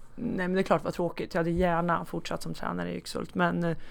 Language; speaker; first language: Swedish; native; Swedish